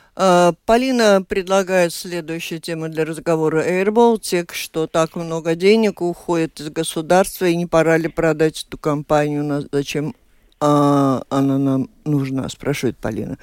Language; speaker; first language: Russian; native; Russian